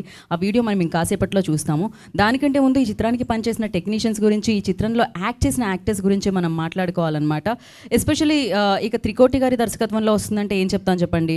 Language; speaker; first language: Telugu; native; Telugu